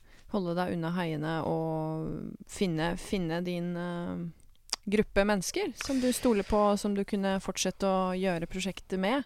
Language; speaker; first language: Norwegian; native; Norwegian